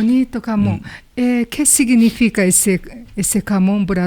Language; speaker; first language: Portuguese; non-native, learner; Japanese